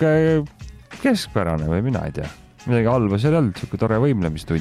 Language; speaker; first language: Estonian; native; Estonian